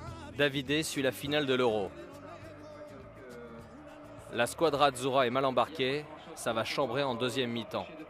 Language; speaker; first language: French; native; French